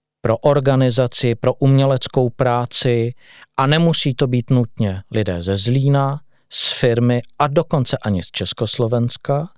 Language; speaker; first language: Czech; native; Czech